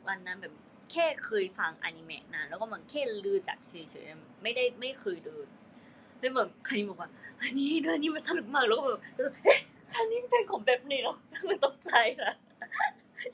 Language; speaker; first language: Thai; non-native, fluent; Japanese